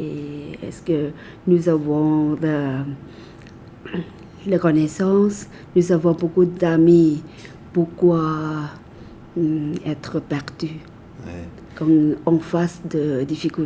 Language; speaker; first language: French; non-native, fluent; Thai